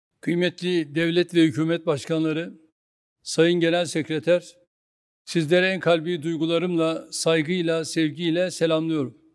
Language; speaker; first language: Turkish; native; Turkish